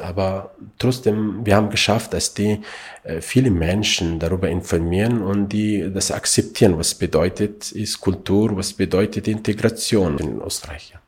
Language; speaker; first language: German; non-native, learner; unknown